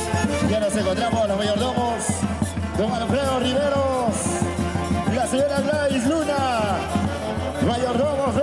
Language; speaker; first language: Spanish; native; Spanish